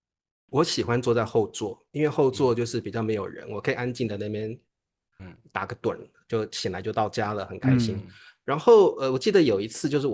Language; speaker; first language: Chinese; native; Chinese